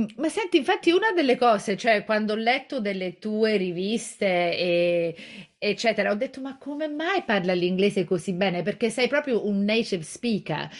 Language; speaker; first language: Italian; native; Italian